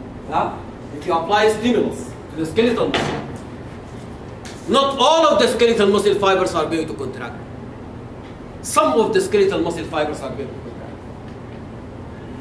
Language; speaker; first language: English; non-native, fluent; Arabic